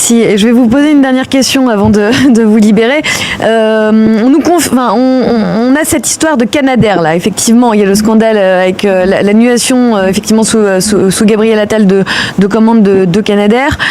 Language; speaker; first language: French; native; French